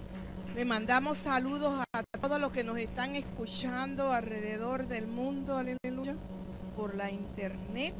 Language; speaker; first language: Spanish; native; Spanish